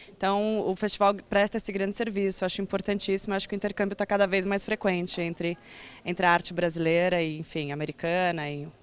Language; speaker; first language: Portuguese; early bilingual, other home language; Spanish